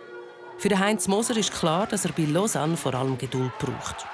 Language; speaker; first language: German; native; German